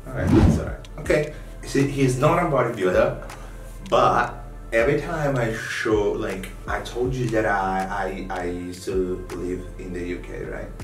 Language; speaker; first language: English; non-native, fluent; Portuguese